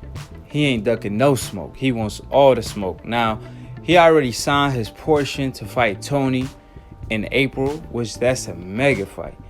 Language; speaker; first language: English; native; English